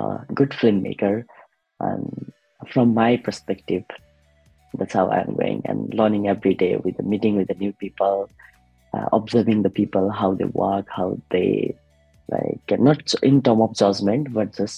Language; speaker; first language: English; non-native, learner; Nepali